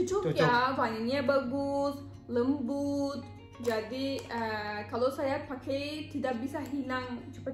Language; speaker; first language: Indonesian; non-native, learner; Turkish